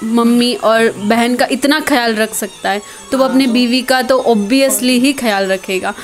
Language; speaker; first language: Hindi; non-native, local second language; Marathi